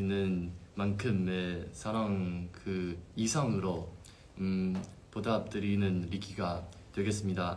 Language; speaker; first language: Korean; non-native, fluent; Chinese